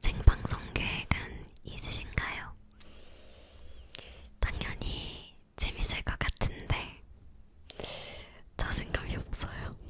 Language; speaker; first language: Korean; non-native, learner; English